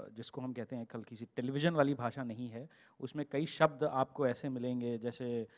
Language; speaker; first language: Hindi; native; Hindi